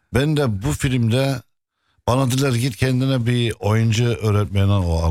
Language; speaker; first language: Turkish; non-native, fluent; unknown